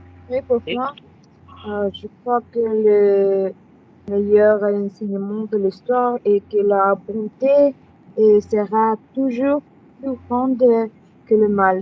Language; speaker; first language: French; non-native, learner; Spanish